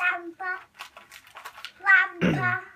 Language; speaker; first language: Russian; early bilingual, heritage; English